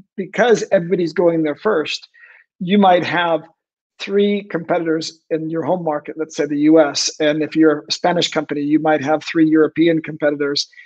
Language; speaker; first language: English; native; English